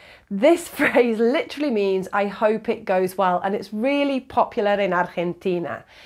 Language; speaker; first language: English; native; English